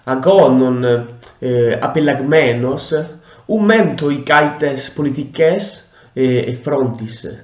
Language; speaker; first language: Greek; non-native, learner; Italian